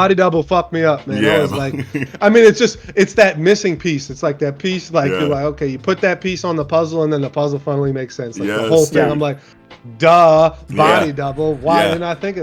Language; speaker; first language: English; native; English